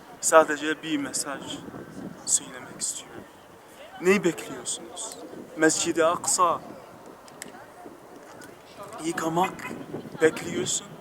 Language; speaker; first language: Turkish; non-native, learner; Arabic